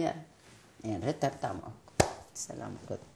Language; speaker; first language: Dutch; non-native, learner; Tigrinya